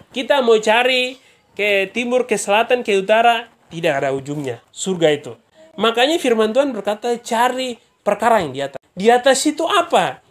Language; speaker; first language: Indonesian; native; Indonesian